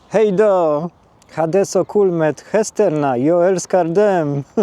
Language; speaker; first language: Swedish; non-native, learner; Polish